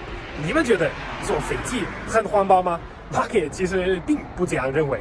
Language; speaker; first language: Chinese; non-native, fluent; German